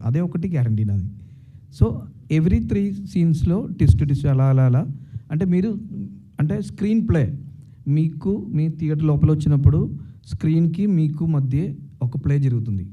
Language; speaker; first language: Telugu; non-native, local second language; Malayalam